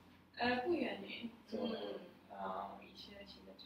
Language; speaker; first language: Chinese; non-native, learner; English